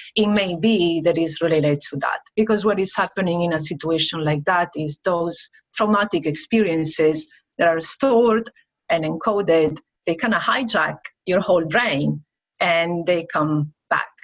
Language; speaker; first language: English; non-native, fluent; Italian